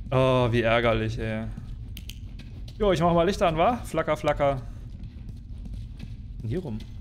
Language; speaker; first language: German; native; German